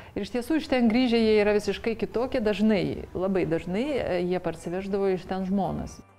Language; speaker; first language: Lithuanian; native; Lithuanian